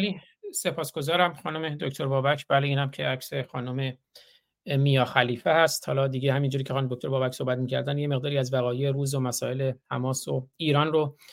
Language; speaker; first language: Persian; native; Persian